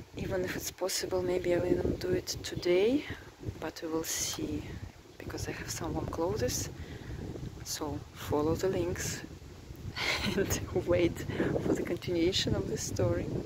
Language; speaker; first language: English; non-native, fluent; Russian